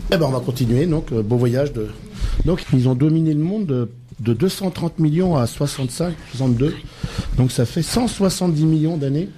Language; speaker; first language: French; native; French